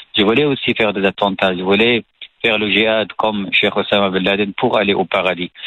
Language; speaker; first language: French; non-native, fluent; Arabic